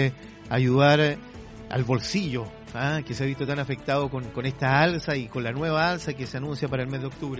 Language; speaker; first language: Spanish; native; Spanish